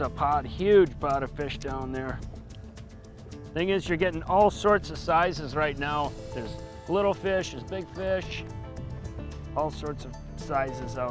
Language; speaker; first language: English; native; English